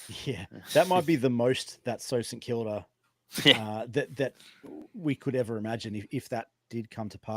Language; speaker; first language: English; native; English